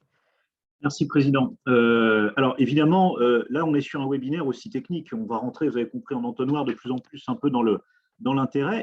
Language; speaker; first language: French; native; French